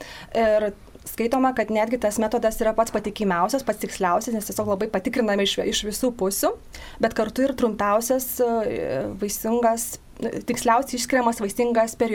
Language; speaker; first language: Lithuanian; native; Lithuanian